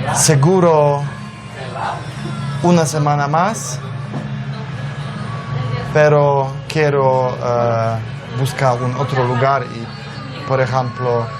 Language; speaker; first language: Spanish; non-native, learner; Polish